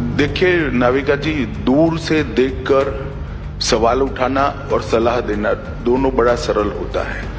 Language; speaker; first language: Hindi; non-native, local second language; Gujarati